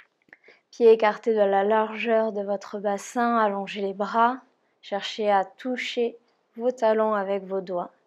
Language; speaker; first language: French; native; French